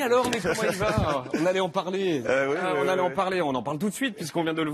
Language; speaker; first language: French; native; French